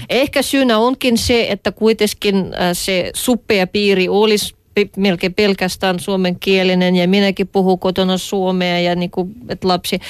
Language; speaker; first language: Finnish; non-native, fluent; Russian